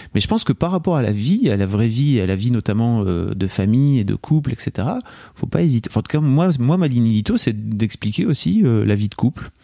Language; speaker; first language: French; native; French